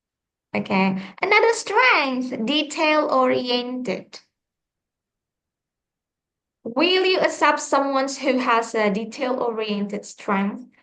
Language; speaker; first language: English; non-native, fluent; Indonesian